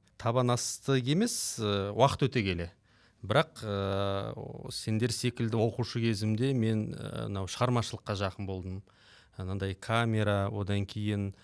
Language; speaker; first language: Kazakh; native; Kazakh